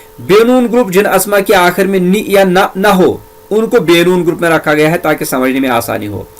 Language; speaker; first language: Urdu; native; Urdu